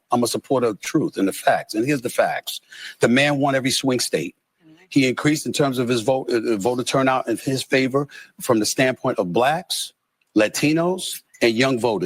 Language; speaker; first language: English; native; English